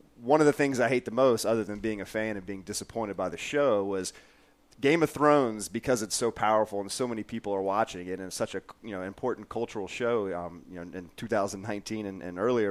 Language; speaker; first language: English; native; English